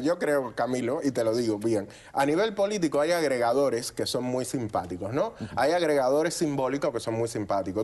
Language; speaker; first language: Spanish; native; Spanish